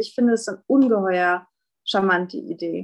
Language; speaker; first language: German; native; German